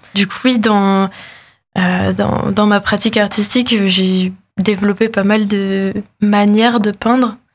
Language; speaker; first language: French; native; French